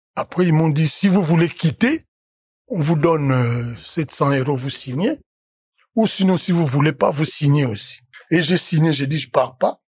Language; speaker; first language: French; non-native, local second language; Lingala